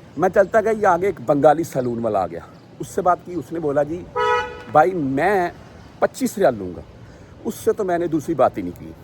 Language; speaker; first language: Urdu; non-native, local second language; Punjabi